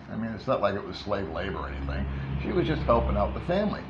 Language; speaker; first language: English; native; English